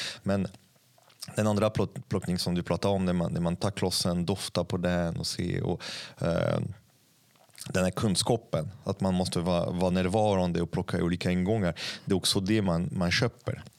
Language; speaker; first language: Swedish; non-native, fluent; French